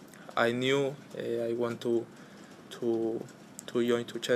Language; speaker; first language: English; non-native, learner; Spanish